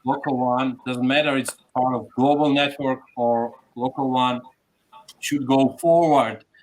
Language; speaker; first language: English; non-native, fluent; Georgian